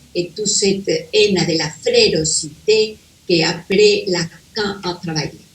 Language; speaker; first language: French; non-native, fluent; Spanish